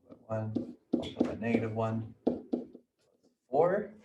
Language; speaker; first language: English; native; English